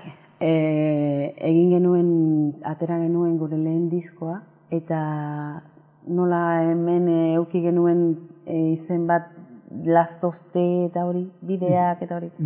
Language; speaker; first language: Basque; non-native, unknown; Spanish